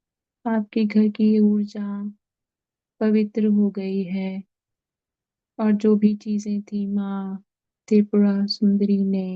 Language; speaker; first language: Hindi; native; Hindi